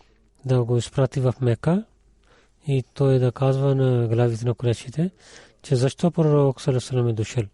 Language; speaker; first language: Bulgarian; non-native, learner; Urdu